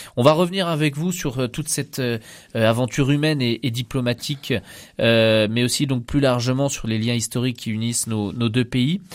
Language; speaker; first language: French; native; French